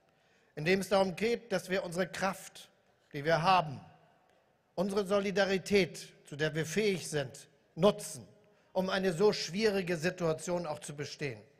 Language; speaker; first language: German; native; German